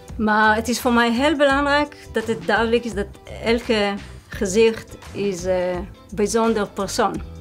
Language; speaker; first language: Dutch; non-native, fluent; Hebrew